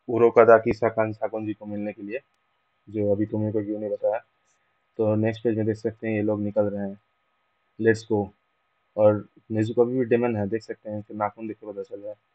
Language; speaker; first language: Hindi; non-native, local second language; Bangla